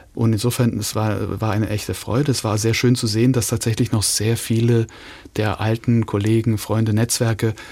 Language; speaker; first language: German; native; German